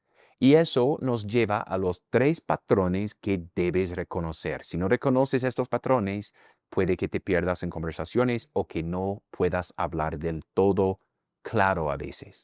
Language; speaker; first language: Spanish; non-native, fluent; English